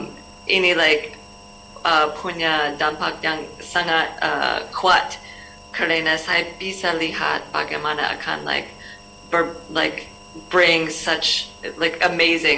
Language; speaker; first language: Indonesian; non-native, learner; English